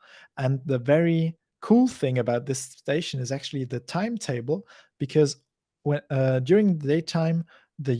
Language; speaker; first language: English; non-native, fluent; German